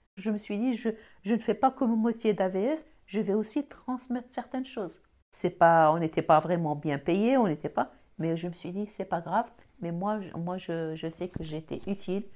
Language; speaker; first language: French; non-native, local second language; Arabic